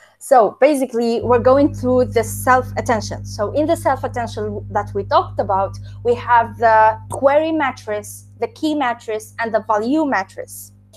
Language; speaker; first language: English; non-native, fluent; Arabic